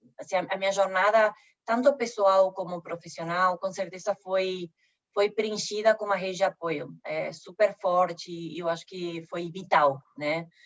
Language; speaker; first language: Portuguese; non-native, fluent; Spanish